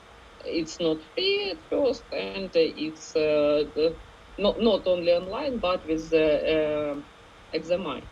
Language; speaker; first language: English; non-native, fluent; Ukrainian